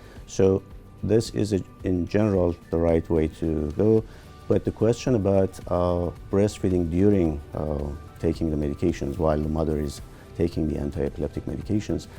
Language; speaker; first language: English; non-native, fluent; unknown